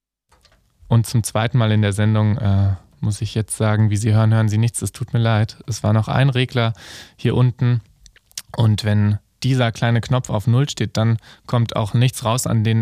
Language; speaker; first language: German; native; German